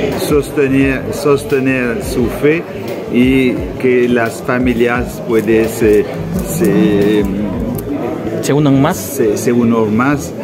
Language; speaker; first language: Spanish; non-native, learner; French